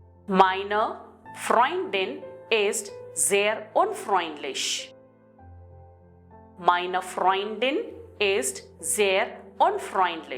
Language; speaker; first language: German; non-native, fluent; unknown